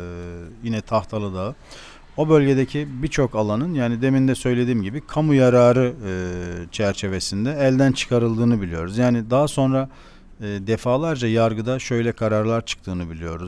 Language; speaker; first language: Turkish; native; Turkish